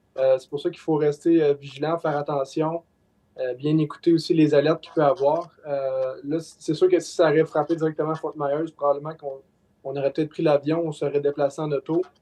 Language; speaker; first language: French; native; French